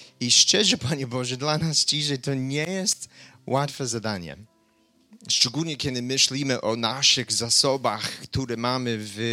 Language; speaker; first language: Polish; non-native, fluent; English